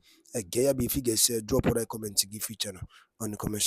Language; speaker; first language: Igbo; native; Igbo